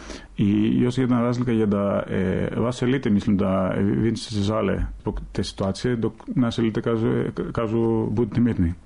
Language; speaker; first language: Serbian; non-native, fluent; Greek